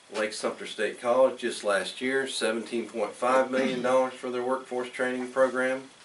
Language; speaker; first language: English; native; English